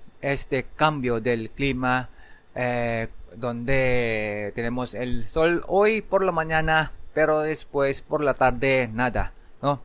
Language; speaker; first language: Spanish; non-native, learner; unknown